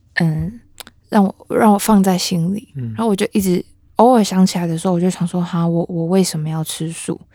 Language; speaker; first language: Chinese; non-native, local second language; Hakka Chinese